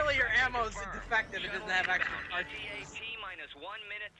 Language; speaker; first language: English; native; English